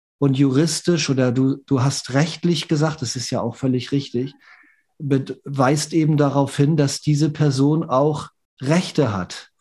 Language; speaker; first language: German; native; German